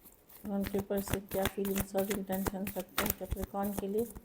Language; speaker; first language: Hindi; native; Hindi